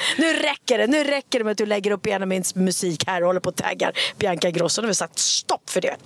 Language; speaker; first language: Swedish; native; Swedish